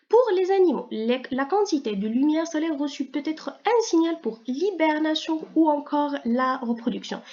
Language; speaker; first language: French; non-native, local second language; Arabic